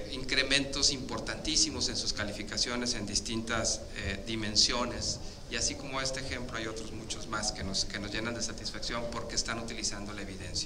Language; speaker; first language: Spanish; native; Spanish